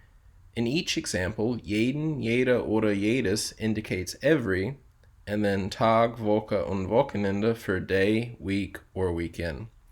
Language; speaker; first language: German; non-native, fluent; English